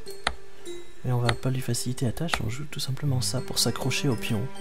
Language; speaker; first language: French; native; French